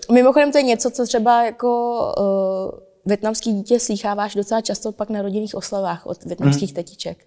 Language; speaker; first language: Czech; early bilingual, other home language; Vietnamese